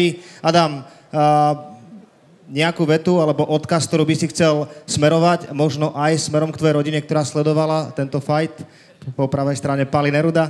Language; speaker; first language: Slovak; native; Slovak